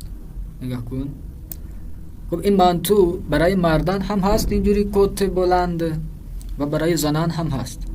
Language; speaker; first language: Persian; non-native, fluent; Urdu